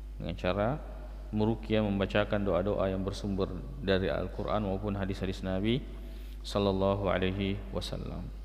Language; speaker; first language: Malay; non-native, local second language; Buginese